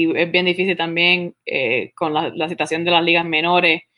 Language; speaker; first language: Spanish; early bilingual, heritage; Spanish